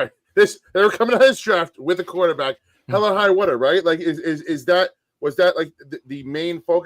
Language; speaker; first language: English; native; English